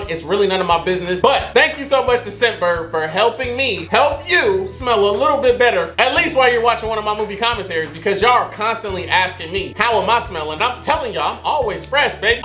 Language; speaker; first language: English; native; English